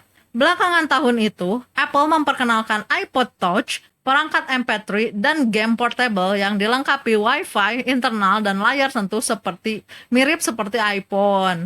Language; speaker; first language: Indonesian; native; Indonesian